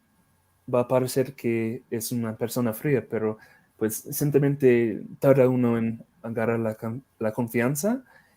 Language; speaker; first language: Spanish; non-native, fluent; English